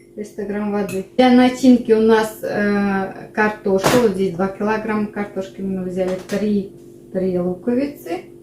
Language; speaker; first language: Russian; non-native, local second language; Bashkir